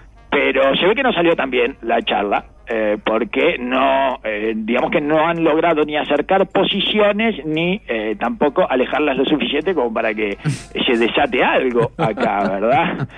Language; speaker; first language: Spanish; native; Spanish